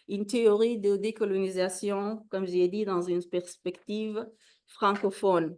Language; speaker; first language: French; non-native, fluent; Arabic